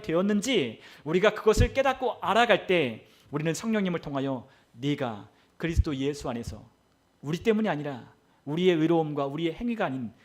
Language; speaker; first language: Korean; native; Korean